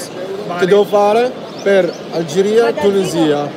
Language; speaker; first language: Italian; non-native, learner; Arabic